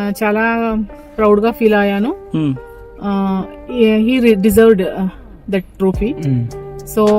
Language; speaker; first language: Telugu; non-native, learner; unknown